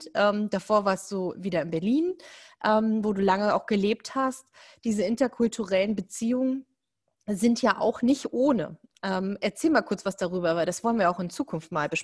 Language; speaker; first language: German; native; German